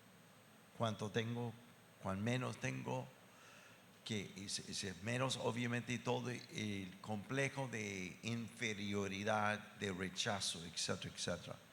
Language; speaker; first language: Spanish; non-native, fluent; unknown